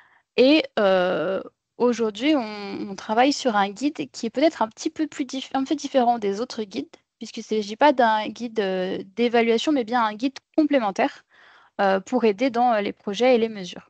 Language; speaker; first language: French; native; French